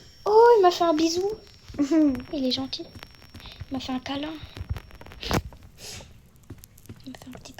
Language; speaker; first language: French; native; French